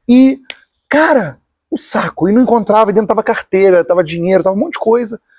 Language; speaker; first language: Portuguese; native; Portuguese